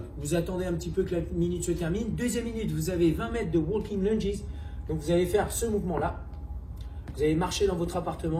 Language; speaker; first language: French; native; French